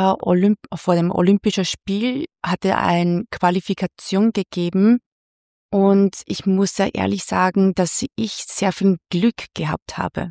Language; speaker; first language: German; non-native, fluent; Chinese